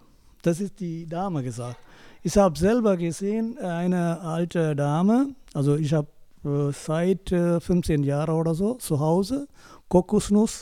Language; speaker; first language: German; non-native, learner; Tamil